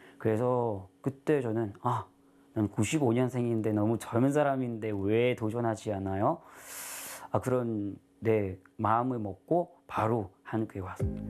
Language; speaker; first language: Korean; non-native, fluent; Vietnamese